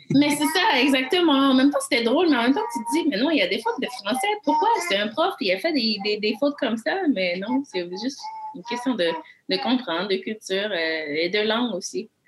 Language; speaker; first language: French; early bilingual, other home language; Haitian Creole